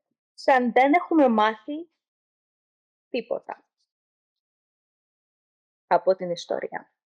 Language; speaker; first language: Greek; non-native, learner; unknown